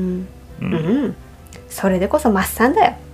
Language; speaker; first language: Japanese; native; Japanese